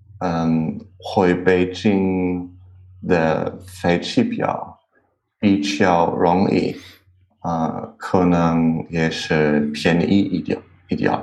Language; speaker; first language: Chinese; non-native, learner; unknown